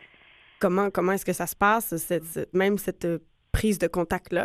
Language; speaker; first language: French; native; French